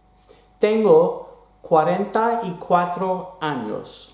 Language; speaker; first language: Spanish; non-native, fluent; English